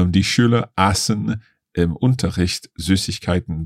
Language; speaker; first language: German; non-native, learner; English